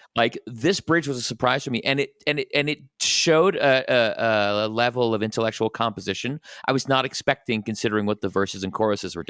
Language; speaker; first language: English; native; English